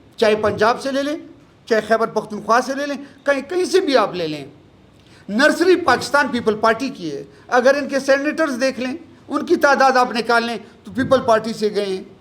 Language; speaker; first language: Urdu; non-native, local second language; Pashto